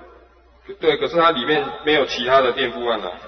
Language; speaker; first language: Chinese; native; Chinese